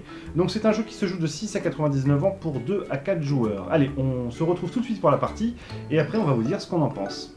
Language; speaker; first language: French; native; French